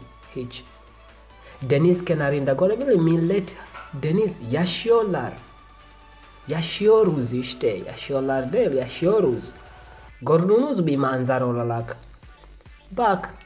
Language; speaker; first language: Turkish; non-native, learner; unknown